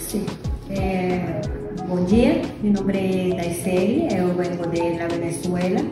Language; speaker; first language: Portuguese; non-native, learner; Spanish